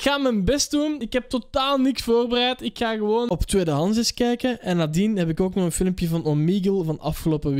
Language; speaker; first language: Dutch; native; Dutch